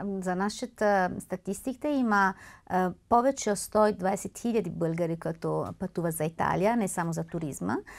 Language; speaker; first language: Italian; native; Italian